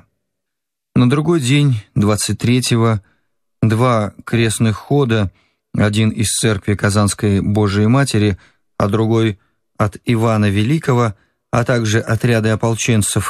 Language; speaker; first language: Russian; native; Russian